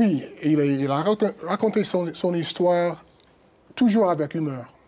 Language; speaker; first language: French; non-native, fluent; English